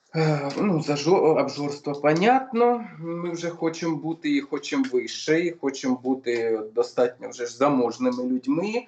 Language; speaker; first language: Ukrainian; non-native, local second language; Russian